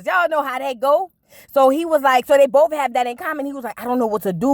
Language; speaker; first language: English; native; English